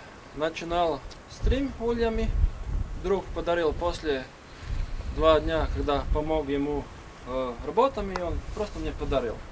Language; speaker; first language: Russian; non-native, learner; Latvian